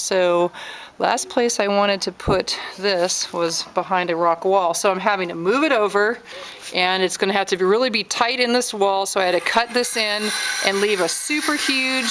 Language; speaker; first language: English; native; English